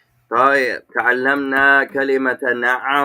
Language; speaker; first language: Arabic; non-native, fluent; English